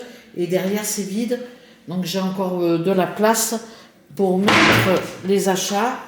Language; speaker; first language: French; native; French